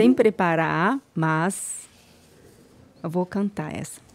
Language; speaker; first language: Portuguese; non-native, learner; Chinese